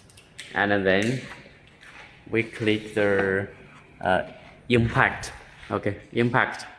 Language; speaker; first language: English; non-native, learner; Chinese